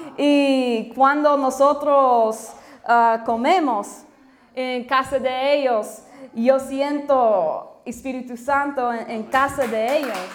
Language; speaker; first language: Spanish; non-native, learner; English